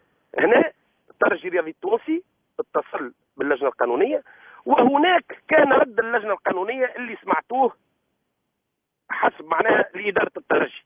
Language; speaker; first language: Arabic; native; Arabic